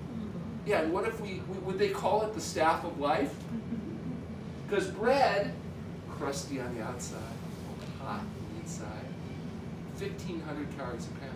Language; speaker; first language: English; native; English